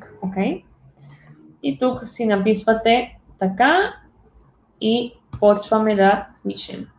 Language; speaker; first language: Bulgarian; non-native, fluent; Spanish